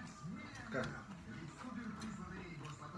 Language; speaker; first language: Russian; non-native, learner; Indonesian